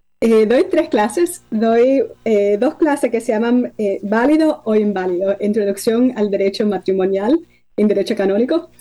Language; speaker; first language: Spanish; early bilingual, heritage; Spanish